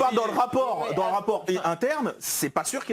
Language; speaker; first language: French; native; French